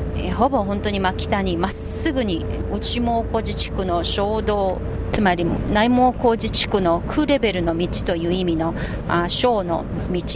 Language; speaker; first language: Japanese; non-native, fluent; Chinese